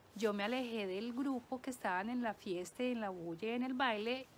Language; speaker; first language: Spanish; native; Spanish